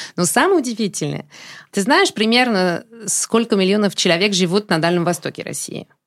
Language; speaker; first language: Russian; non-native, fluent; French